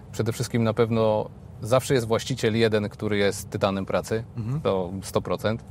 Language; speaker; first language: Polish; native; Polish